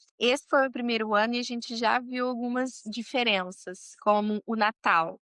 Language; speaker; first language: Portuguese; native; Portuguese